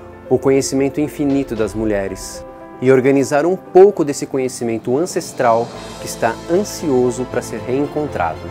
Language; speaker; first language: Portuguese; native; Portuguese